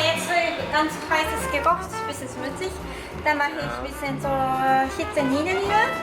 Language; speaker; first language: German; non-native, learner; Japanese